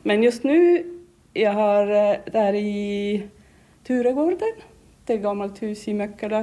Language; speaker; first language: Swedish; non-native, learner; Estonian